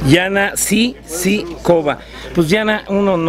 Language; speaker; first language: Spanish; native; Spanish